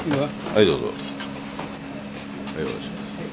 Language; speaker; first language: Japanese; native; Japanese